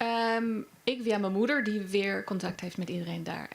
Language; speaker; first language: Dutch; early bilingual, other home language; Kurdish